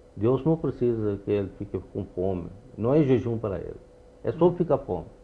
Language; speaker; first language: Portuguese; non-native, fluent; Urdu